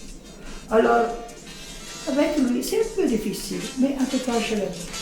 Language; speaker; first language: French; non-native, fluent; Italian